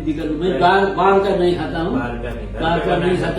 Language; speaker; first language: Hindi; non-native, learner; Nepali